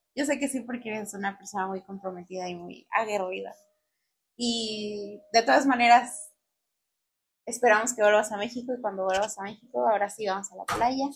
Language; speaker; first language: Spanish; native; Spanish